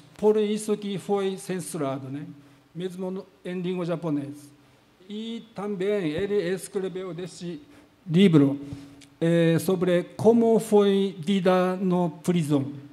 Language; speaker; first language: Portuguese; non-native, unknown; Japanese